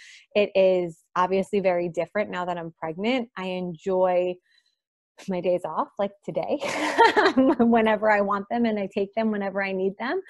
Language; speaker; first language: English; native; English